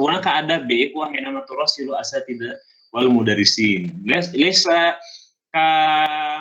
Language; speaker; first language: Arabic; non-native, fluent; Indonesian